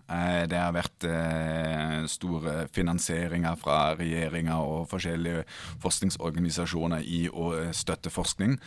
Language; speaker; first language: Norwegian; non-native, fluent; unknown